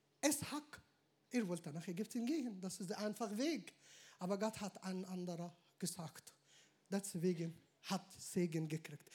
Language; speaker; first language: German; non-native, learner; Arabic